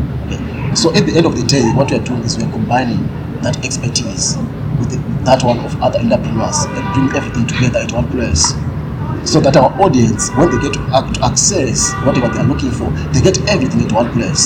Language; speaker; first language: English; non-native, local second language; Shona